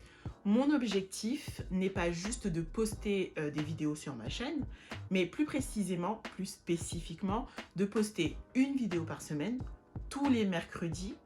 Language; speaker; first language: French; native; French